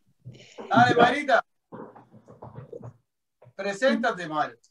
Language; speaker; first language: Spanish; native; Spanish